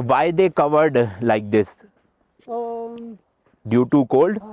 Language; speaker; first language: English; non-native, fluent; Hindi